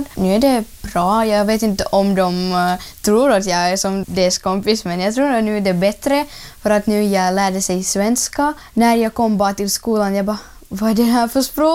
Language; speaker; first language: Swedish; non-native, learner; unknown